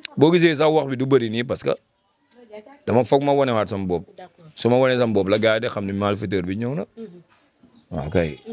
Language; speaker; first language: Wolof; non-native, local second language; Fula